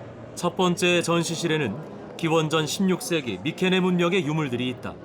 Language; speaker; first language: Korean; native; Korean